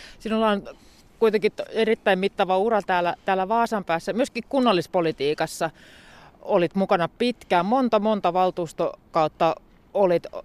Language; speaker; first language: Finnish; native; Finnish